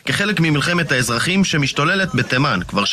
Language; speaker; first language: Hebrew; native; Hebrew